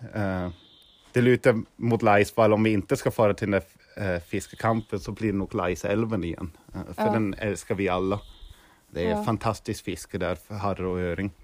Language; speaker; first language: Swedish; non-native, fluent; German